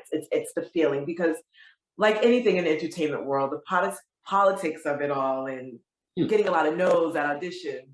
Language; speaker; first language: English; native; English